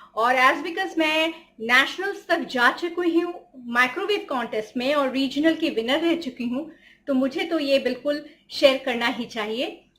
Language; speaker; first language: Hindi; non-native, local second language; Bangla